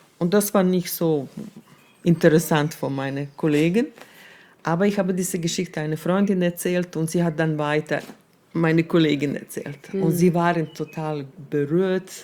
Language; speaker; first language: German; non-native, fluent; Serbian